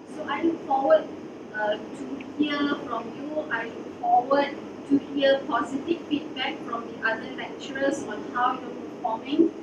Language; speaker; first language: English; non-native, local second language; Malay